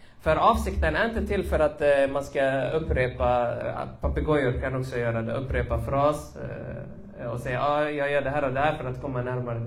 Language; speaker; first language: Swedish; early bilingual, other home language; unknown